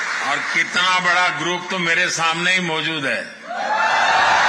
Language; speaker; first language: Hindi; non-native, local second language; Gujarati